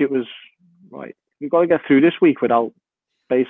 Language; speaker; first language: English; native; English